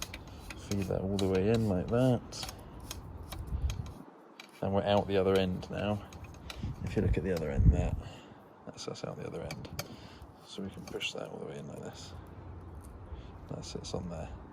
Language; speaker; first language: English; native; English